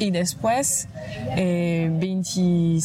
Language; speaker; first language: Spanish; non-native, fluent; French